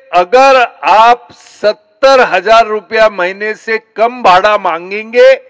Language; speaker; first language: Hindi; non-native, local second language; Marathi